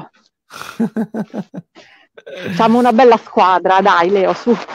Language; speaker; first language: Italian; native; Italian